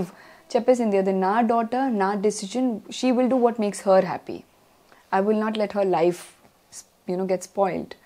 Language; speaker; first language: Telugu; non-native, local second language; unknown